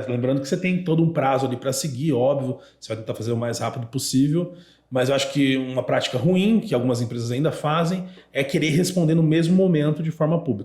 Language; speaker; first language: Portuguese; native; Portuguese